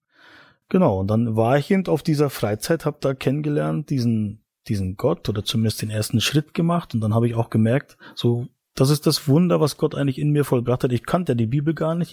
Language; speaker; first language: German; native; German